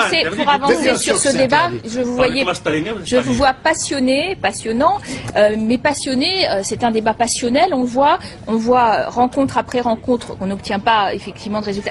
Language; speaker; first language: French; native; French